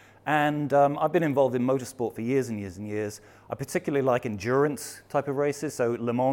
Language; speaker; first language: English; native; English